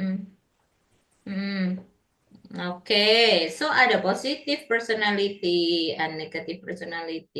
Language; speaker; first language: English; non-native, learner; Indonesian